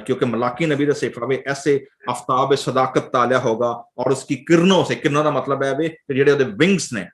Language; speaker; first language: Urdu; non-native, local second language; Punjabi